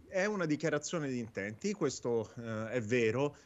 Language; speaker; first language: Italian; native; Italian